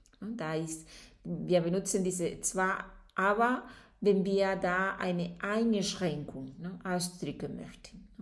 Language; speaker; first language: German; non-native, fluent; Spanish